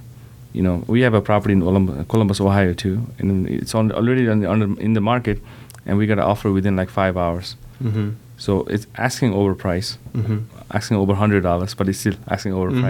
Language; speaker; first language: English; non-native, local second language; Nepali